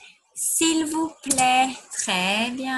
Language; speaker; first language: French; non-native, fluent; English